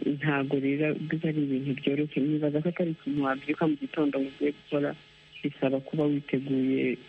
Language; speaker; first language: Kinyarwanda; native; Kinyarwanda